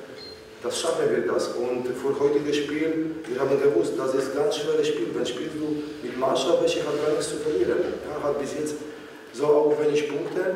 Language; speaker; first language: German; non-native, learner; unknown